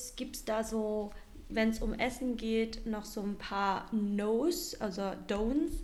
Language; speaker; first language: German; non-native, fluent; Vietnamese